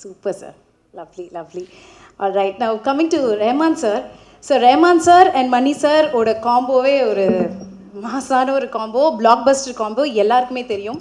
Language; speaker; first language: Tamil; native; Tamil